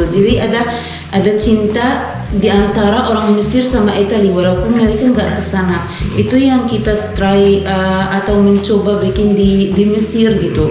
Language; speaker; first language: Indonesian; non-native, fluent; Arabic